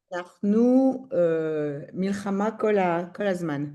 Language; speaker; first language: Hebrew; non-native, learner; French